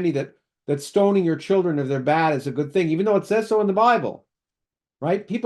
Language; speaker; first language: English; native; English